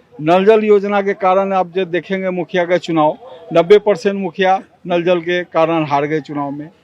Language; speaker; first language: Hindi; native; Hindi